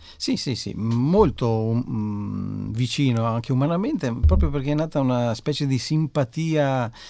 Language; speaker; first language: Italian; native; Italian